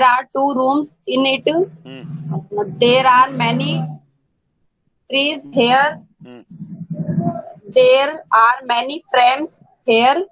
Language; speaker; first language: English; non-native, learner; Hindi